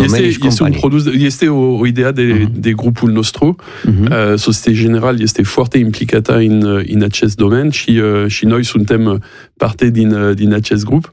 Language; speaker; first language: Romanian; non-native, learner; French